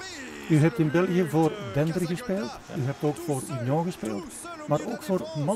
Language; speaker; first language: Dutch; native; Dutch